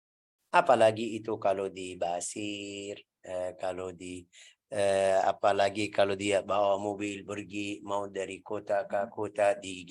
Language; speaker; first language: Indonesian; non-native, fluent; Arabic